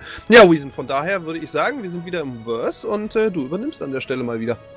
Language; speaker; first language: German; native; German